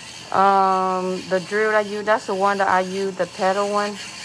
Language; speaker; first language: English; non-native, fluent; Vietnamese